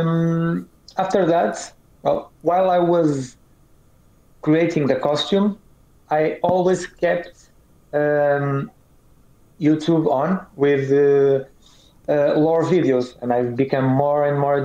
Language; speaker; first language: English; non-native, fluent; Portuguese